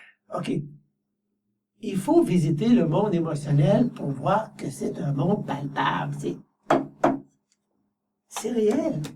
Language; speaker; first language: French; native; French